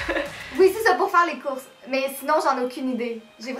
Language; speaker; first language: French; native; French